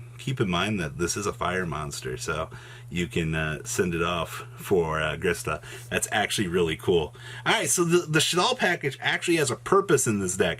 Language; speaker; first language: English; native; English